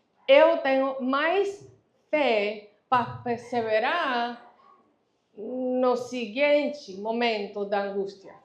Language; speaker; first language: Portuguese; non-native, fluent; Spanish